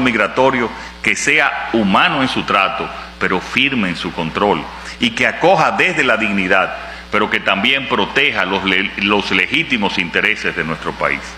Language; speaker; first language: Spanish; native; Spanish